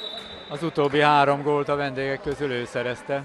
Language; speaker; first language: Hungarian; native; Hungarian